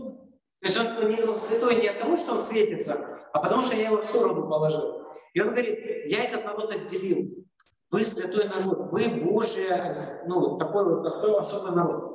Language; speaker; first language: Russian; native; Russian